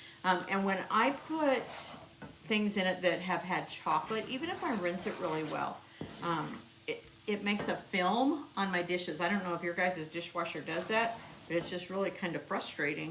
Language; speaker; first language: English; native; English